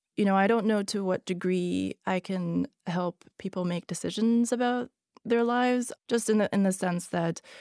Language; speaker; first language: English; non-native, fluent; Hungarian